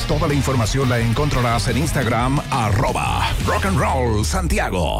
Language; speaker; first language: Spanish; native; Spanish